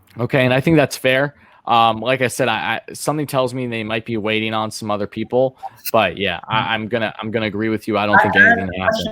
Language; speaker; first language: English; native; English